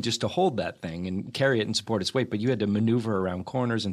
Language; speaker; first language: English; native; English